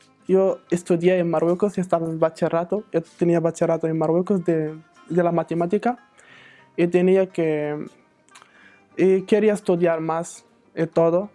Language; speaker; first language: Spanish; non-native, fluent; Arabic